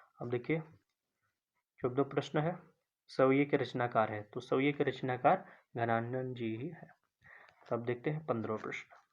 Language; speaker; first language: Hindi; native; Hindi